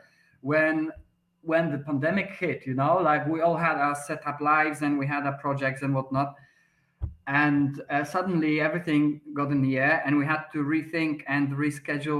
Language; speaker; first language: English; non-native, fluent; Polish